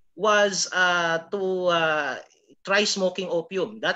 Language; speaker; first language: English; non-native, local second language; Filipino